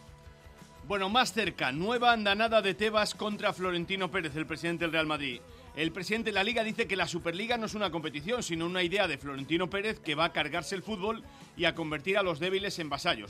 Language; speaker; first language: Spanish; native; Spanish